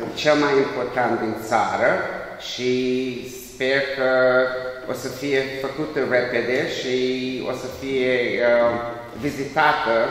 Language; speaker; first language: Romanian; non-native, learner; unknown